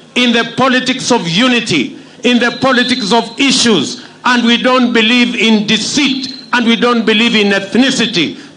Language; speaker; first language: English; non-native, local second language; Kalenjin